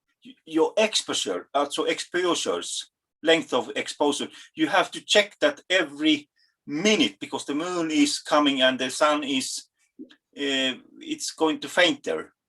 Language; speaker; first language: English; non-native, fluent; Finnish